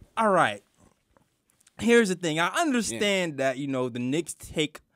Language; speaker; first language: English; native; English